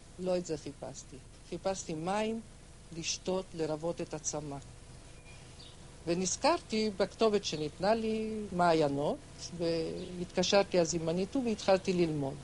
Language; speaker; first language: Hebrew; non-native, fluent; French